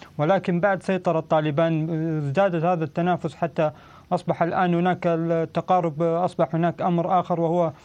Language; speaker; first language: Arabic; non-native, fluent; Pashto